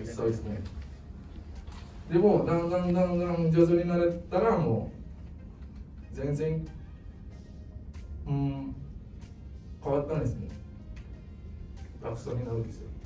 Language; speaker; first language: Japanese; non-native, fluent; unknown